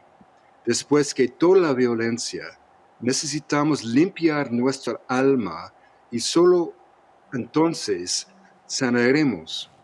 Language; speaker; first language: Spanish; non-native, fluent; English